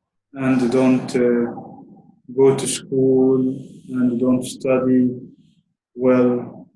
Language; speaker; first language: English; non-native, learner; Arabic